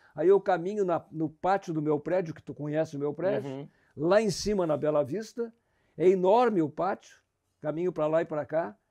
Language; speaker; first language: Portuguese; native; Portuguese